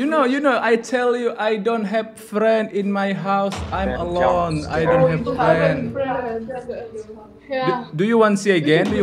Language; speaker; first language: English; non-native, learner; Indonesian